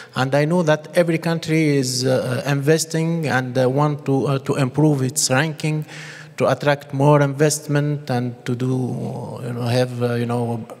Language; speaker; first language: English; non-native, fluent; Arabic